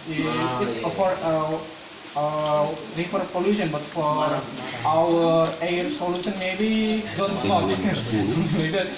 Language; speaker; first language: English; non-native, learner; Indonesian